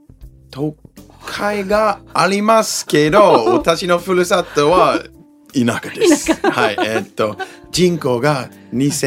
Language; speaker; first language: Japanese; non-native, learner; English